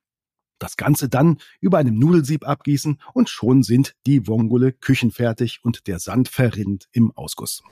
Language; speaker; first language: German; native; German